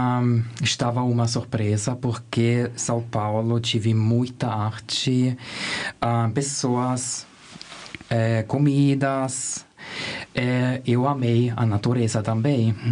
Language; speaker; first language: Portuguese; non-native, learner; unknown